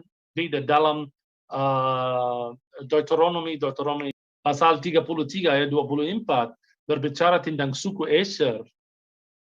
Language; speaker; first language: Indonesian; non-native, fluent; Hebrew